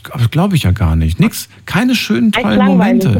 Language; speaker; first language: German; native; German